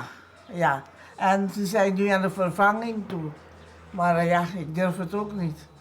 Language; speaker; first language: Dutch; non-native, local second language; Papiamento